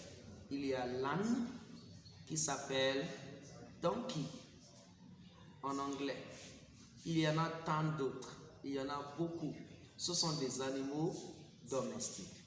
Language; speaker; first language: French; non-native, fluent; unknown